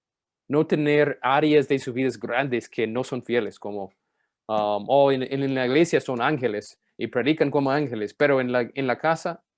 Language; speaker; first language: Spanish; non-native, fluent; English